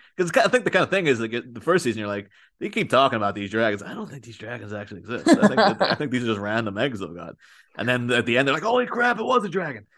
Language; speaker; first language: English; native; English